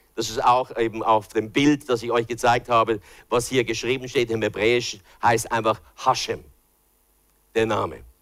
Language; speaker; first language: German; early bilingual, other home language; English